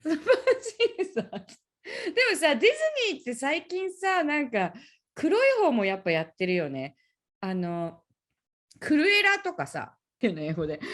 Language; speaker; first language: Japanese; native; Japanese